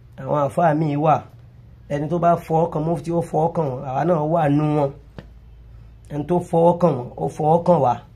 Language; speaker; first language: Yoruba; non-native, local second language; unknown